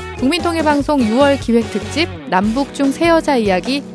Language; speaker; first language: Korean; native; Korean